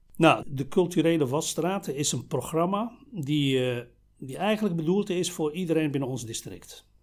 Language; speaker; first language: Dutch; non-native, fluent; Arabic